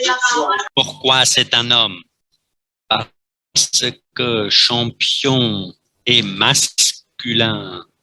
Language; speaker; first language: French; non-native, fluent; Vietnamese